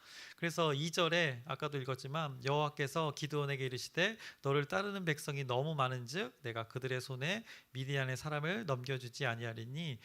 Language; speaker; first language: Korean; native; Korean